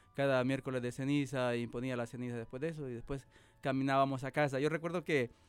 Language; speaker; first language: Spanish; native; Spanish